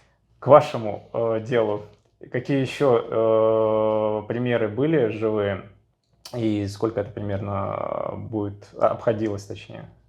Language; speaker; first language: Russian; native; Russian